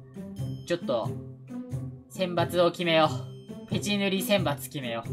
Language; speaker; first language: Japanese; native; Japanese